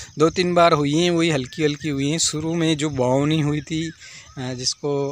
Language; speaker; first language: Hindi; native; Hindi